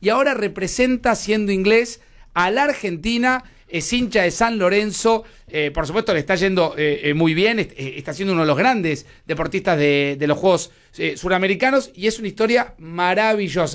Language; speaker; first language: Spanish; native; Spanish